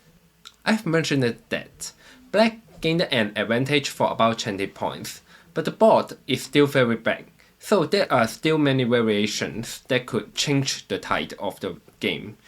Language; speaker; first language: English; non-native, fluent; Chinese